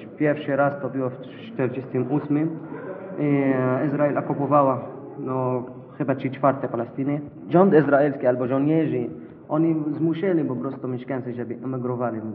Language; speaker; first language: Polish; non-native, fluent; Arabic